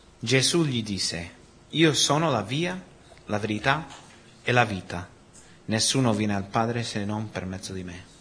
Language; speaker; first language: Italian; non-native, fluent; Spanish